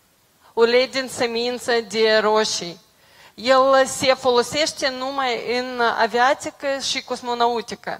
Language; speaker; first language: Romanian; non-native, local second language; Russian